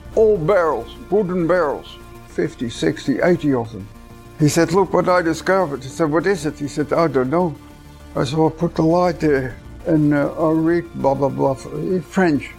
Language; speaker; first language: English; non-native, fluent; Dutch